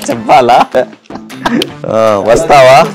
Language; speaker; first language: Telugu; non-native, learner; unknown